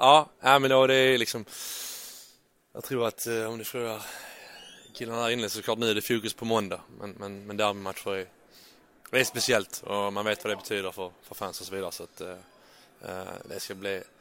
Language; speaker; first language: Swedish; native; Swedish